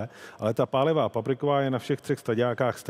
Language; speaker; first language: Czech; native; Czech